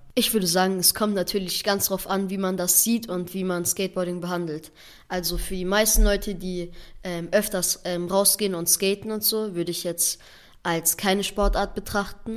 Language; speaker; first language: German; native; German